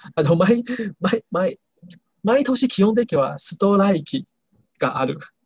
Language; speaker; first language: Japanese; non-native, learner; Chinese